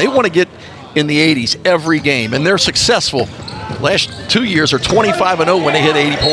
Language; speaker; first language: English; native; English